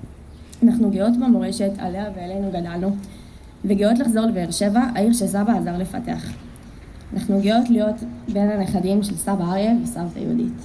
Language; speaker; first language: Hebrew; native; Hebrew